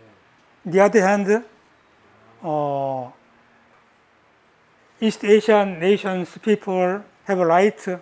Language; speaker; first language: English; non-native, learner; Korean